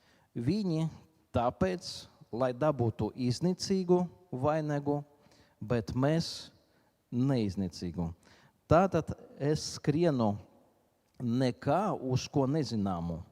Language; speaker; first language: Latvian; non-native, local second language; Russian